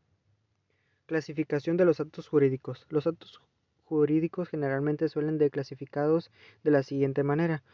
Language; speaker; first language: Spanish; native; Spanish